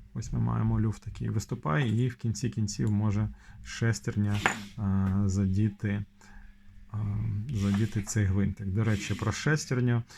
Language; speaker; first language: Ukrainian; non-native, local second language; Russian